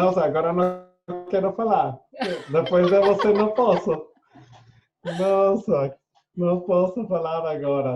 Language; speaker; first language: Portuguese; non-native, fluent; Spanish